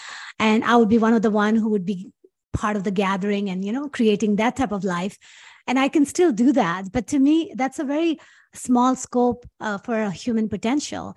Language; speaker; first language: English; non-native, local second language; Urdu